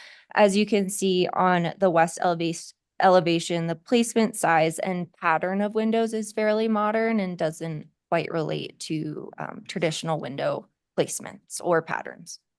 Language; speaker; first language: English; native; English